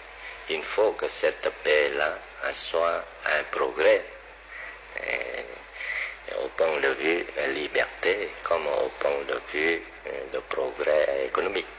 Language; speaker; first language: French; non-native, local second language; Vietnamese